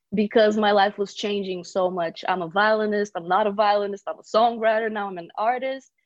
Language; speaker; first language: English; early bilingual, other home language; Bulgarian